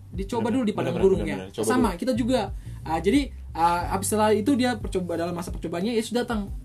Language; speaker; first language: Indonesian; non-native, fluent; Tetum